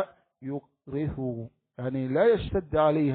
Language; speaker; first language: Arabic; non-native, fluent; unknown